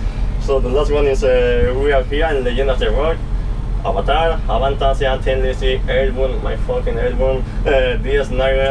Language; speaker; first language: English; non-native, learner; Spanish